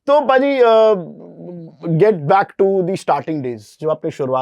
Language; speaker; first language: Hindi; native; Hindi